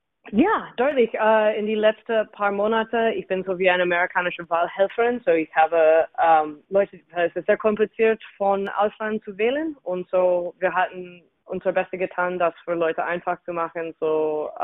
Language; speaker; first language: German; non-native, fluent; English